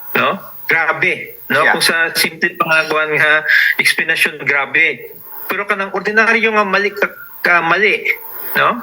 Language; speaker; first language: Cebuano; native; Cebuano